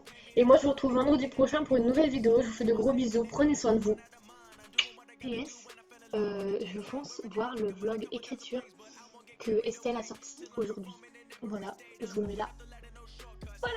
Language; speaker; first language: French; native; French